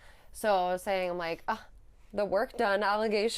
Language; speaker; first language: English; native; English